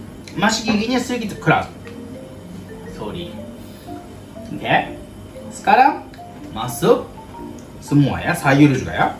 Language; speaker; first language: Indonesian; non-native, learner; Japanese